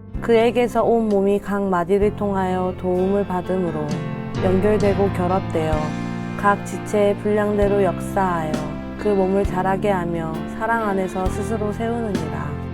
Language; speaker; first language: Korean; native; Korean